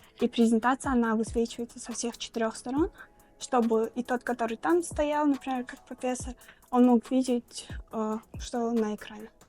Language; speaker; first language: Russian; non-native, local second language; Tajik